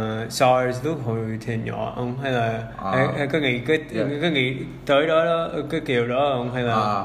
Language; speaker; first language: Vietnamese; early bilingual, heritage; English